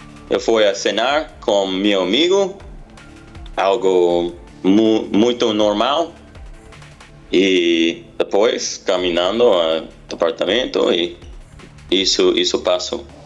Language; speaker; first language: Portuguese; non-native, learner; English